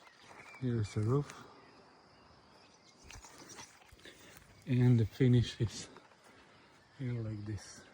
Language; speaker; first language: English; non-native, learner; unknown